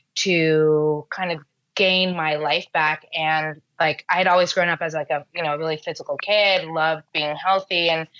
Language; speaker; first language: English; native; English